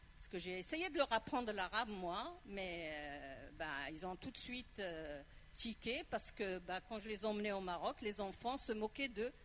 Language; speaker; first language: French; non-native, local second language; Arabic